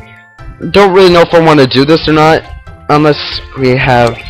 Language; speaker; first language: English; native; English